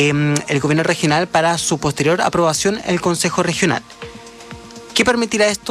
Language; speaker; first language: Spanish; native; Spanish